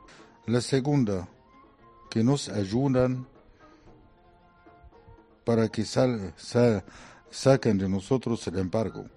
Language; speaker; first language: Spanish; non-native, fluent; Arabic